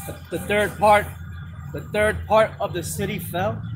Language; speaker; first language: English; native; English